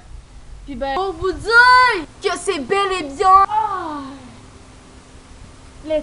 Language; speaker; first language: French; native; French